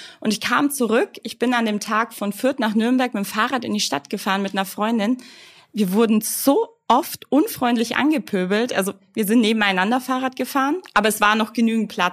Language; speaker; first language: German; native; German